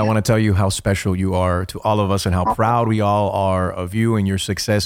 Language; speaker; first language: English; early bilingual, other home language; Spanish